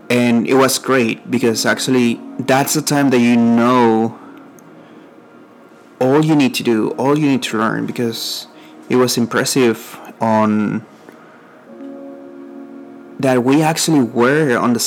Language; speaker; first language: English; non-native, fluent; Spanish